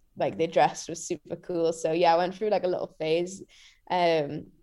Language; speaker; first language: English; native; English